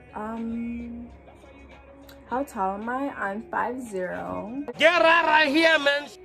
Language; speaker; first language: English; native; English